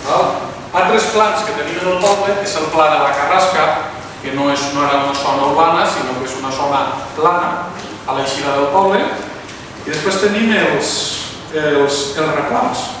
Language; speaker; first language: Catalan; native; Catalan